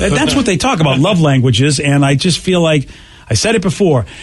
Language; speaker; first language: English; native; English